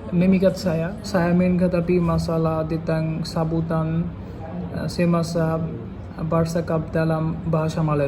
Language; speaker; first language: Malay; non-native, learner; Bangla